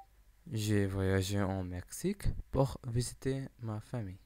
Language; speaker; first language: French; non-native, learner; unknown